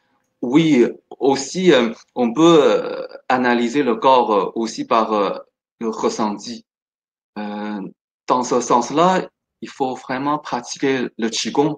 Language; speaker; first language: French; non-native, fluent; Chinese